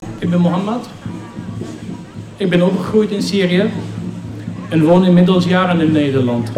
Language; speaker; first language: Dutch; non-native, fluent; Arabic